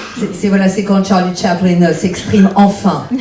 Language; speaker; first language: French; native; French